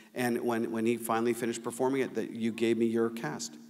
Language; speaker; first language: English; native; English